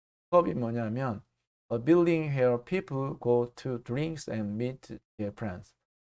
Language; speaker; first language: English; non-native, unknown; Korean